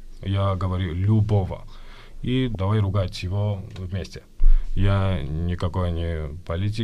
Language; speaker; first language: Russian; non-native, fluent; Georgian